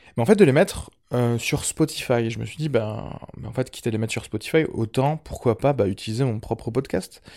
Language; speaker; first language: French; early bilingual, other home language; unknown